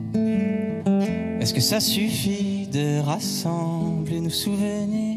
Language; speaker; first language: French; native; French